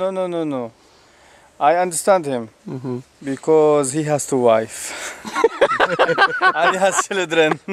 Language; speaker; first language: English; non-native, learner; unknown